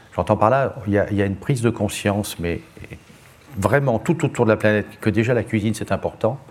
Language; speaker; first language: French; native; French